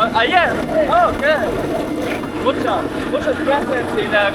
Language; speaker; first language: Spanish; non-native, learner; French